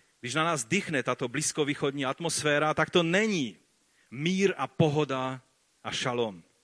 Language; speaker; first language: Czech; non-native, fluent; Polish